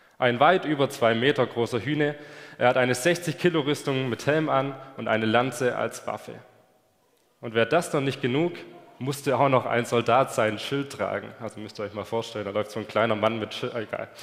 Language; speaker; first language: German; native; German